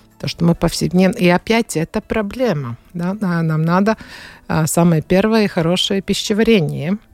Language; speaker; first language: Russian; non-native, fluent; Latvian